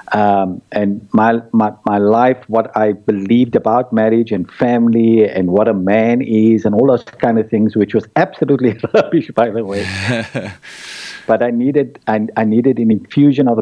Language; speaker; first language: English; native; English